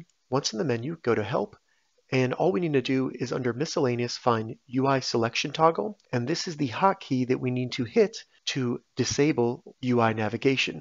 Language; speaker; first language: English; native; English